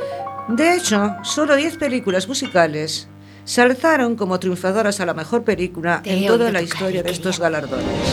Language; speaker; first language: Spanish; native; Spanish